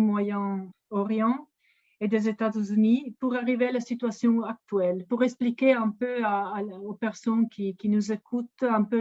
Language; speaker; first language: French; non-native, fluent; Italian